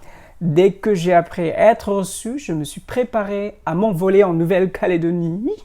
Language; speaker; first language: French; non-native, fluent; Indonesian